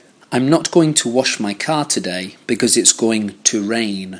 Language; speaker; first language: English; native; English